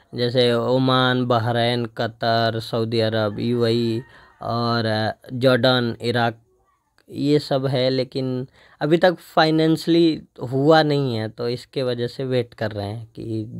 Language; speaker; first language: Hindi; native; Hindi